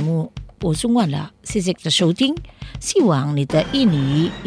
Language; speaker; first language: Chinese; non-native, fluent; Indonesian